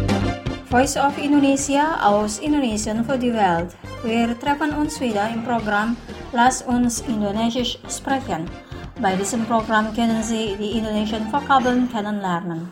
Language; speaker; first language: German; non-native, fluent; Indonesian